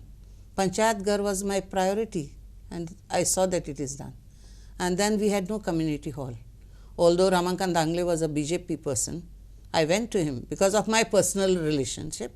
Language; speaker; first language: English; non-native, local second language; Konkani